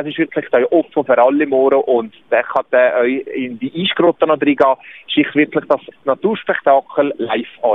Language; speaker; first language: German; native; German